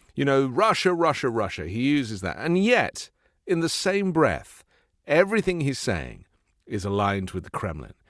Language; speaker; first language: English; native; English